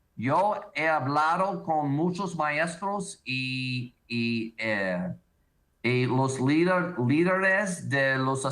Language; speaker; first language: Spanish; non-native, learner; English